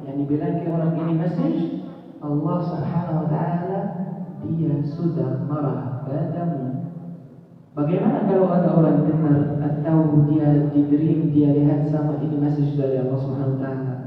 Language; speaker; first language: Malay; non-native, learner; Arabic